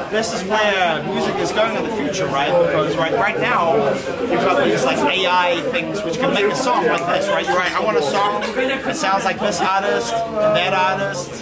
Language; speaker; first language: English; native; English